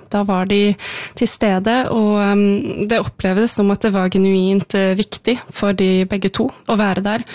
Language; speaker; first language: Norwegian; native; Norwegian